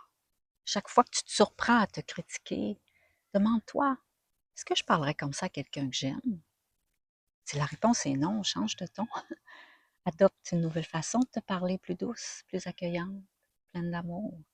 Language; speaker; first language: French; native; French